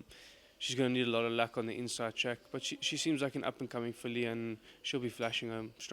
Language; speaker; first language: English; native; English